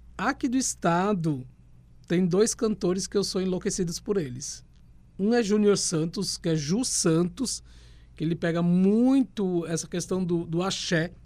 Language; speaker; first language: Portuguese; native; Portuguese